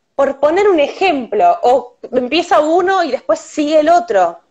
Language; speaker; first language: Spanish; native; Spanish